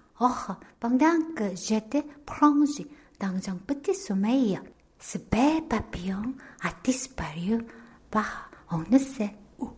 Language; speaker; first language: French; non-native, fluent; Korean